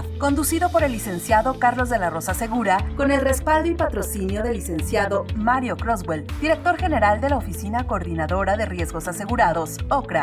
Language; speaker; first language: Spanish; native; Spanish